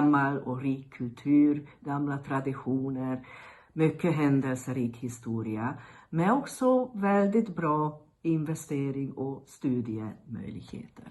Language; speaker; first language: Swedish; non-native, fluent; Hungarian